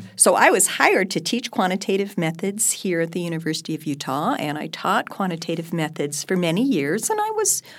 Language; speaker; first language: English; native; English